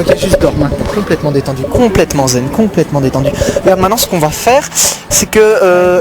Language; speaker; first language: French; native; French